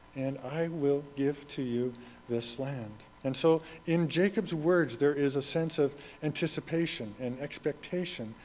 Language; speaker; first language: English; native; English